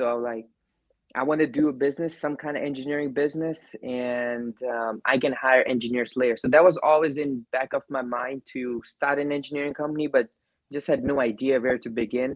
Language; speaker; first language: English; non-native, local second language; Gujarati